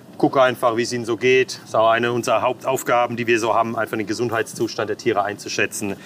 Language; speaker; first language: German; native; German